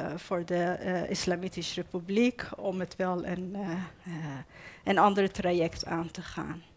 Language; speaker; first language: Dutch; non-native, fluent; Persian